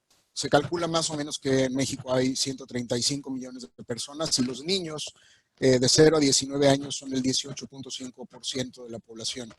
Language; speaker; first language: Spanish; native; Spanish